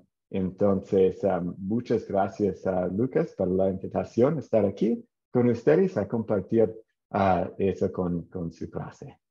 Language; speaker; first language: Spanish; non-native, fluent; English